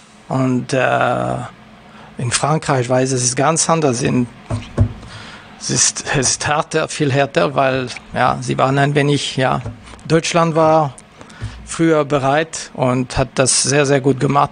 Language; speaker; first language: German; non-native, local second language; French